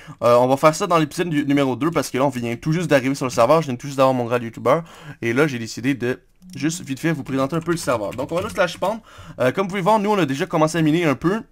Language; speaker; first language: French; native; French